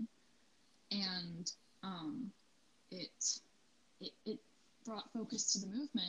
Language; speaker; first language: English; native; English